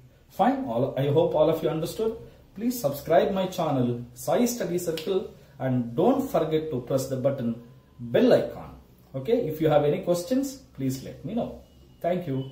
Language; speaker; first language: English; non-native, local second language; Kannada